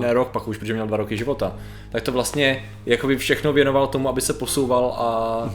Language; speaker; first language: Czech; native; Czech